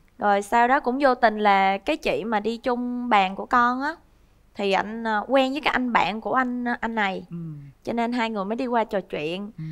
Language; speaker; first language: Vietnamese; native; Vietnamese